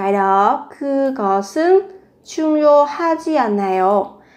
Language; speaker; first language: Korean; non-native, fluent; Vietnamese